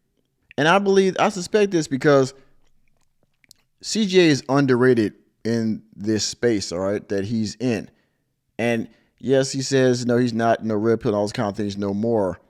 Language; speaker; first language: English; native; English